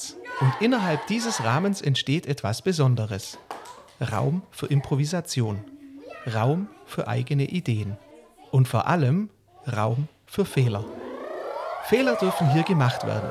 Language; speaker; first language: German; native; German